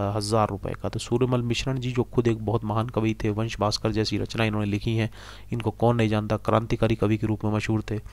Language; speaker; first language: Hindi; native; Hindi